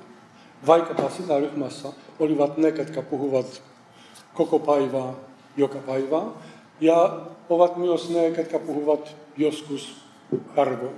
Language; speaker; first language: Finnish; non-native, fluent; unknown